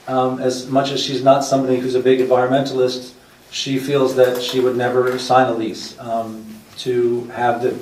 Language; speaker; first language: English; native; English